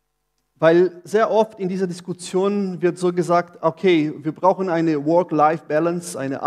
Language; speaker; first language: German; non-native, fluent; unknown